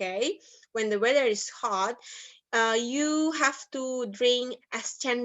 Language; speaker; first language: English; non-native, fluent; Indonesian